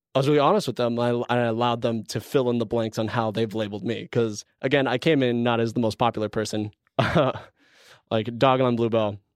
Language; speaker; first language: English; native; English